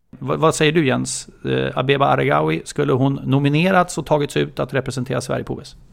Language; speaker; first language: Swedish; native; Swedish